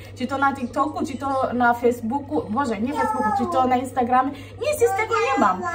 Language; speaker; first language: Polish; non-native, fluent; Swahili